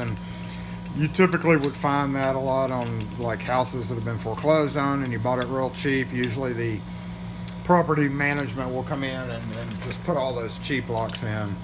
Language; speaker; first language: English; native; English